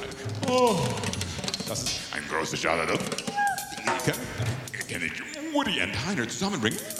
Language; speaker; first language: German; non-native, learner; English